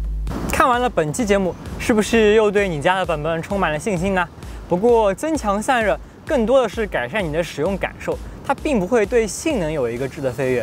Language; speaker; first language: Chinese; native; Chinese